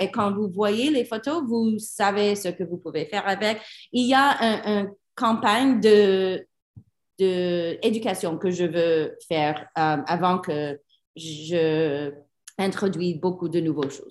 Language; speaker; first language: French; non-native, learner; English